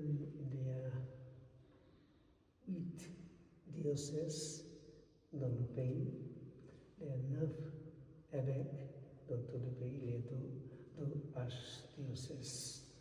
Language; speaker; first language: French; non-native, fluent; Bangla